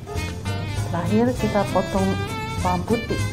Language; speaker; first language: Indonesian; non-native, fluent; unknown